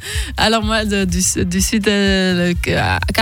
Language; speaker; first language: French; non-native, local second language; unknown